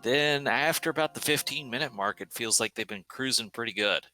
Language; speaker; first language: English; native; English